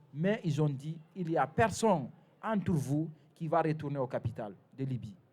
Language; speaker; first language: French; non-native, fluent; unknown